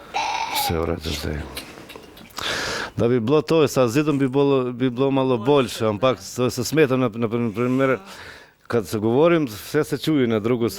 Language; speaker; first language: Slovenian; non-native, learner; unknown